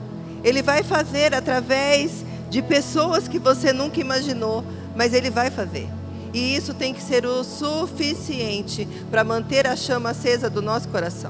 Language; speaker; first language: Portuguese; native; Portuguese